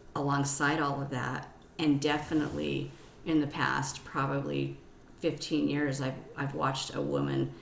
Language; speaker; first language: English; native; English